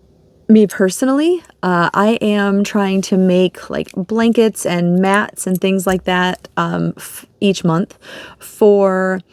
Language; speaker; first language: English; native; English